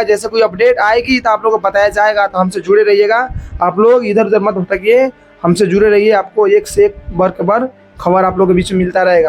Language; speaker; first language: Hindi; native; Hindi